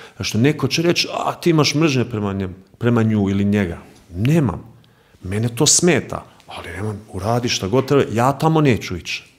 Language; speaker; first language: Croatian; early bilingual, heritage; Croatian